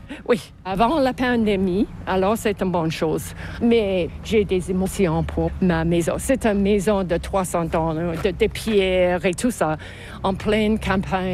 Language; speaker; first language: French; non-native, local second language; English